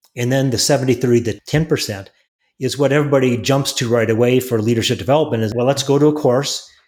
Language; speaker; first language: English; native; English